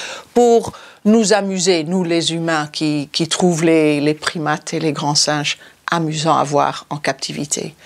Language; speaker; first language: French; non-native, fluent; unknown